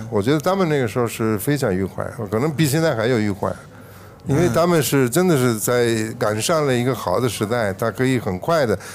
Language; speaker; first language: Chinese; non-native, fluent; Italian